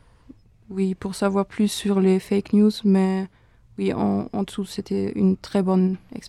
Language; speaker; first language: French; non-native, fluent; German